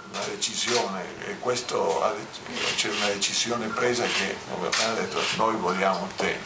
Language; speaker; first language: Italian; non-native, fluent; Spanish